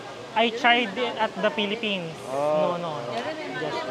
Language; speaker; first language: English; non-native, learner; Filipino